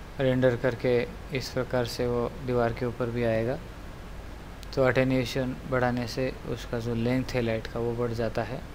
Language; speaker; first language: Hindi; non-native, local second language; Marathi